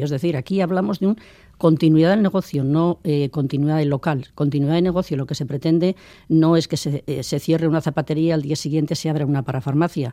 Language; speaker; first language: Spanish; native; Spanish